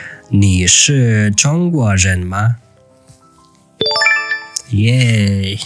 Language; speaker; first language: Chinese; non-native, learner; English